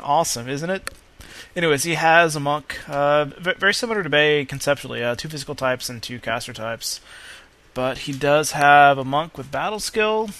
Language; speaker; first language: English; native; English